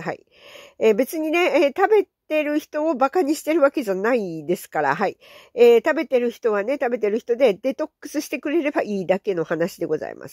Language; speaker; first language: Japanese; native; Japanese